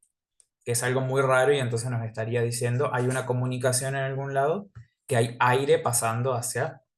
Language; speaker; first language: Spanish; native; Spanish